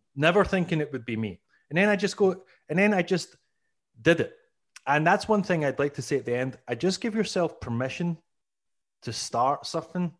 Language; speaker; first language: English; native; English